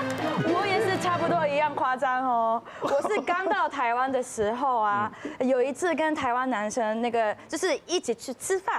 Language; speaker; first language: Chinese; non-native, fluent; Japanese